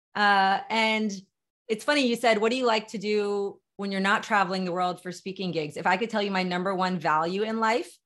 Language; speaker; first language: English; native; English